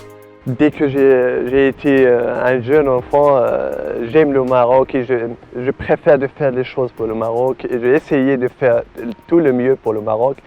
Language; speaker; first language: French; non-native, learner; Arabic